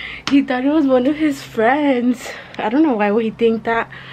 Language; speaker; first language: English; early bilingual, other home language; Spanish